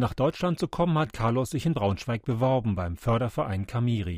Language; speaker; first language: German; native; German